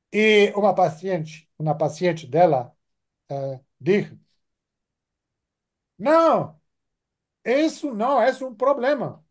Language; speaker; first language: Portuguese; non-native, fluent; French